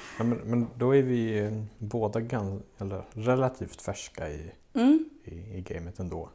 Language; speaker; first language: Swedish; native; Swedish